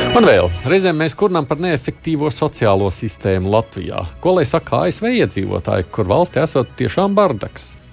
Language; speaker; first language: Latvian; native; Latvian